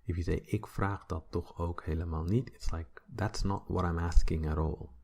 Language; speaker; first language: Dutch; non-native, fluent; English